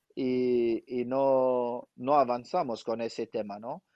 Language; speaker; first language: Spanish; non-native, fluent; French